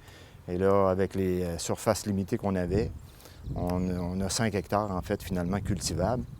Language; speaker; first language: French; native; French